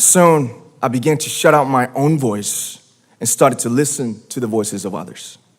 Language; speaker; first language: English; non-native, fluent; Korean